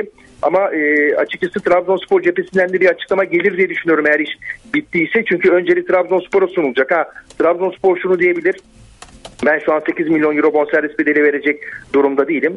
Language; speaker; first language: Turkish; native; Turkish